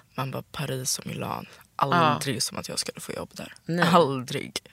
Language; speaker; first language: Swedish; native; Swedish